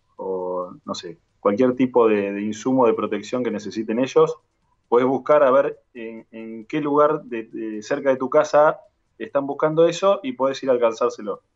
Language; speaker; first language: Spanish; native; Spanish